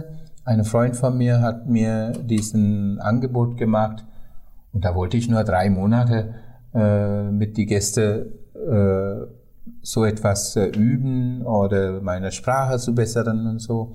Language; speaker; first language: German; non-native, fluent; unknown